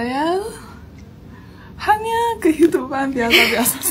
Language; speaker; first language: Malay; non-native, learner; Chinese